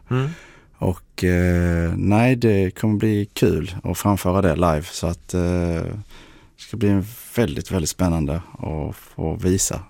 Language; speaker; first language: Swedish; early bilingual, other home language; Spanish